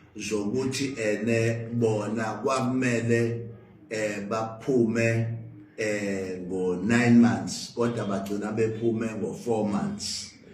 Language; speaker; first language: Zulu; native; Zulu